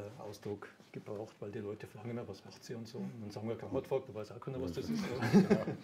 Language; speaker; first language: German; native; German